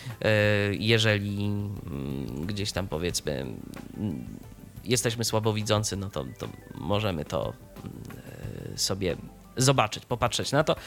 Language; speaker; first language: Polish; native; Polish